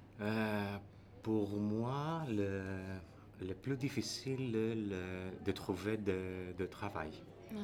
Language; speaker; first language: French; non-native, learner; Greek